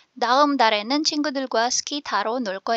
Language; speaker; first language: Korean; non-native, fluent; Filipino